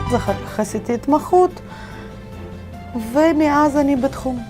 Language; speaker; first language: Hebrew; non-native, fluent; Russian